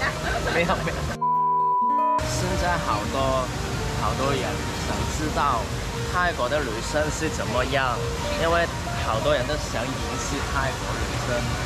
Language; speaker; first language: Chinese; non-native, local second language; Cantonese